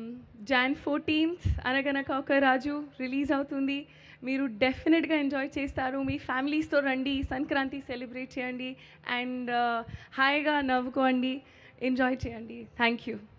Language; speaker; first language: Telugu; non-native, local second language; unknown